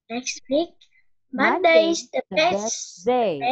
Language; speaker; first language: English; non-native, learner; Vietnamese